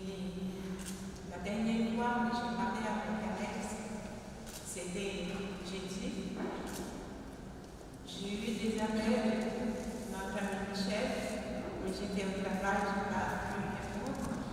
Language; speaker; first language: French; non-native, fluent; Portuguese